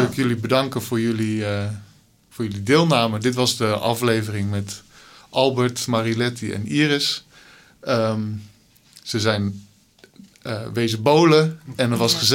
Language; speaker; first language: Dutch; native; Dutch